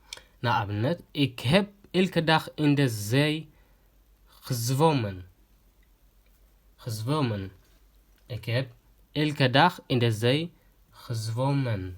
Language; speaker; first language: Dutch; non-native, fluent; Tigrinya